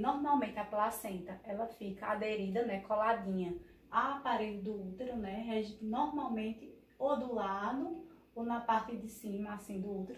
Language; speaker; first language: Portuguese; native; Portuguese